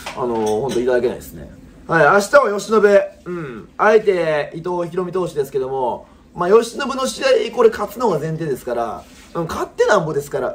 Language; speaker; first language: Japanese; native; Japanese